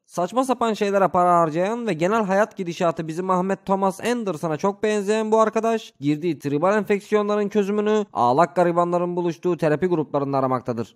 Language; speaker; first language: Turkish; native; Turkish